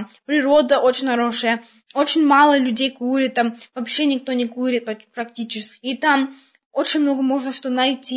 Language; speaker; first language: Russian; early bilingual, heritage; Russian